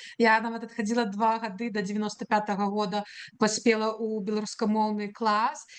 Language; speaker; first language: Belarusian; non-native, local second language; Russian